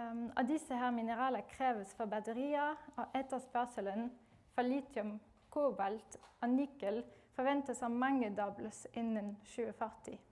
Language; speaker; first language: Norwegian; non-native, fluent; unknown